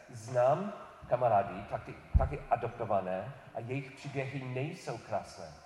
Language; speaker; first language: Czech; non-native, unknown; English